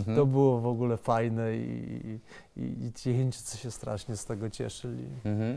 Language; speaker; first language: Polish; native; Polish